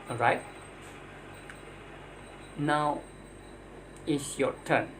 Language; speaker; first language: English; non-native, learner; Indonesian